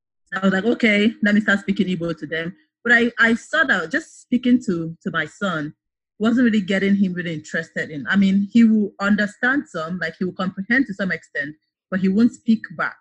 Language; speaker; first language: English; non-native, local second language; Igbo